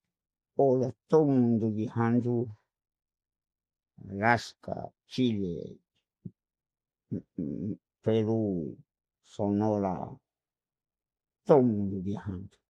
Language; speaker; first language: Spanish; non-native, local second language; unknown